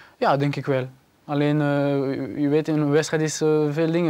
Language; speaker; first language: Dutch; non-native, learner; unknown